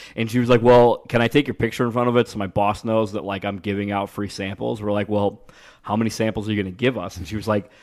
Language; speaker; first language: English; native; English